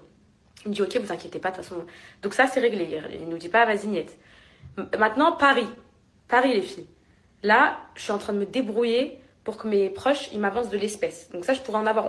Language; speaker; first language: French; native; French